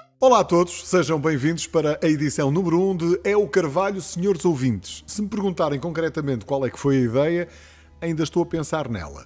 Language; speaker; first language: Portuguese; native; Portuguese